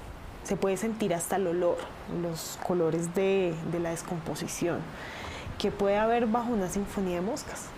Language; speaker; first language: Spanish; native; Spanish